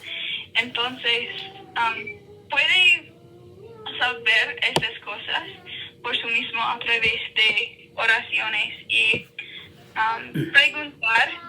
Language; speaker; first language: Spanish; non-native, learner; English